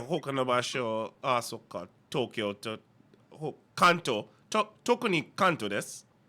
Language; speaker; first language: Japanese; non-native, learner; English